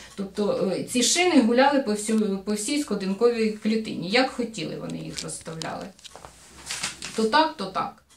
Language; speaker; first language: Ukrainian; native; Ukrainian